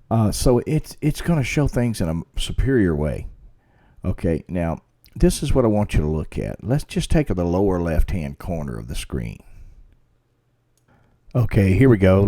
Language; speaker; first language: English; native; English